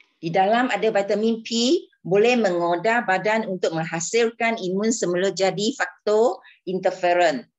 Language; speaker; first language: Malay; non-native, local second language; Chinese